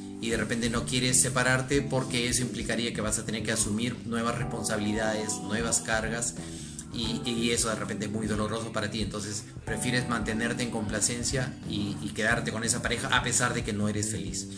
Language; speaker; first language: Spanish; native; Spanish